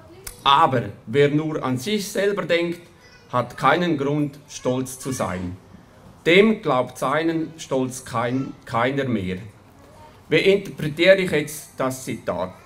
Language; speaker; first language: German; native; German